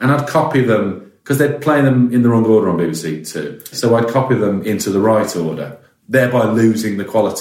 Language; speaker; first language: English; native; English